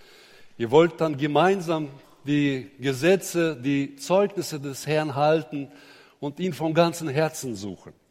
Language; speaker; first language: German; native; German